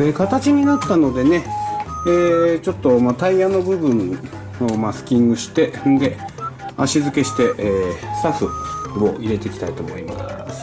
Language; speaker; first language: Japanese; native; Japanese